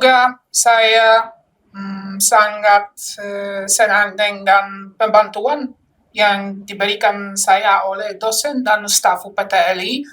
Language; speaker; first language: Indonesian; non-native, fluent; Polish